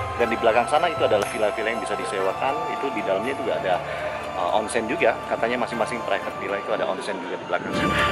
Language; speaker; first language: Indonesian; native; Indonesian